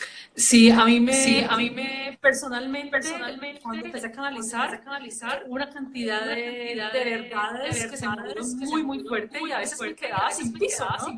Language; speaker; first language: Spanish; native; Spanish